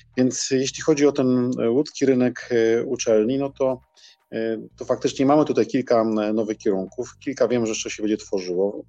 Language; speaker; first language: Polish; native; Polish